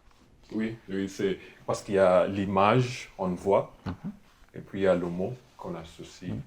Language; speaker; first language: French; non-native, fluent; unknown